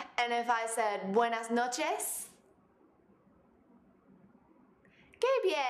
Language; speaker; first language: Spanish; non-native, fluent; English